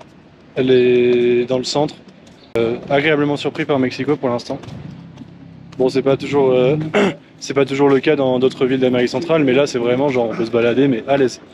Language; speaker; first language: French; native; French